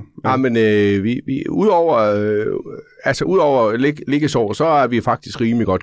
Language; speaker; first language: Danish; native; Danish